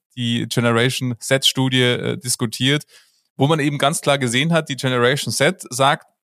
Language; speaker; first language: German; native; German